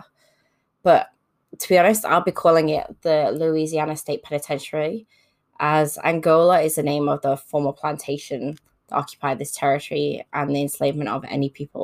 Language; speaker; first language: English; native; English